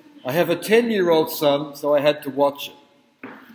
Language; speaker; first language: English; native; English